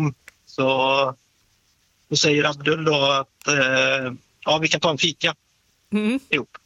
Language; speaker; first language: Swedish; native; Swedish